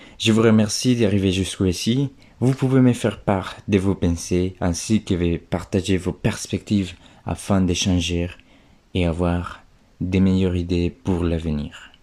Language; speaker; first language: French; non-native, fluent; Spanish